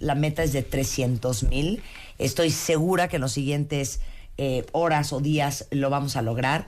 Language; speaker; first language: Spanish; native; Spanish